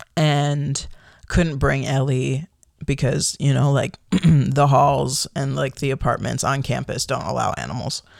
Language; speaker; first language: English; native; English